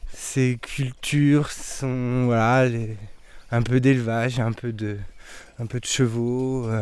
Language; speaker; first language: French; native; French